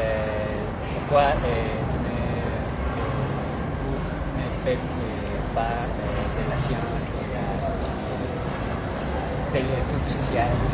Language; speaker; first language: French; non-native, learner; Spanish